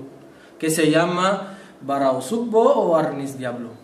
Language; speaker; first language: Spanish; non-native, fluent; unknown